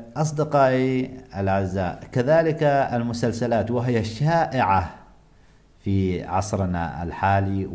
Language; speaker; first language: Arabic; native; Arabic